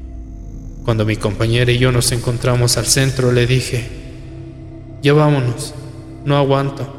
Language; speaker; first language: Spanish; native; Spanish